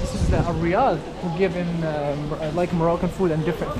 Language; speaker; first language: English; non-native, fluent; Arabic